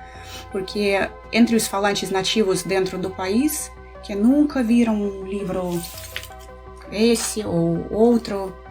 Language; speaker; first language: Portuguese; non-native, fluent; Russian